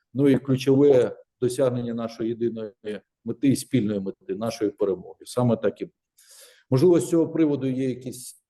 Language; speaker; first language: Ukrainian; native; Ukrainian